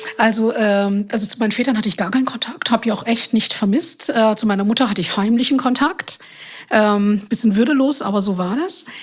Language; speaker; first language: German; non-native, fluent; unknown